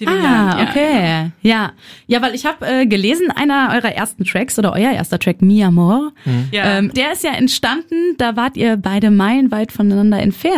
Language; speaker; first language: German; native; German